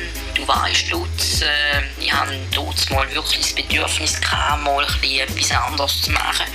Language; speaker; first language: German; native; German